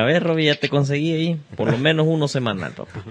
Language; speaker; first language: Spanish; native; Spanish